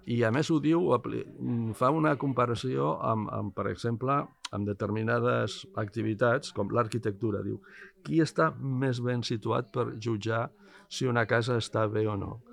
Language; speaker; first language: Catalan; non-native, local second language; Spanish